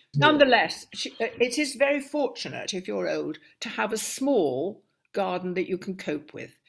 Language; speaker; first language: English; native; English